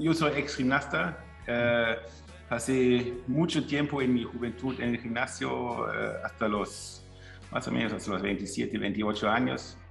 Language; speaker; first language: Spanish; non-native, fluent; German